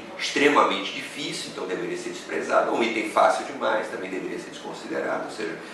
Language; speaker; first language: Portuguese; native; Portuguese